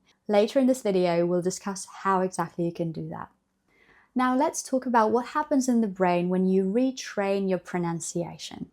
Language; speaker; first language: English; non-native, fluent; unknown